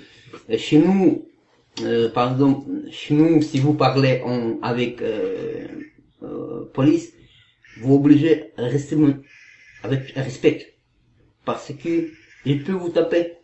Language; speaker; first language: French; non-native, learner; Kazakh